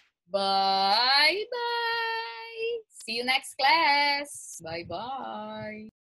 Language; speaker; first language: English; non-native, fluent; Portuguese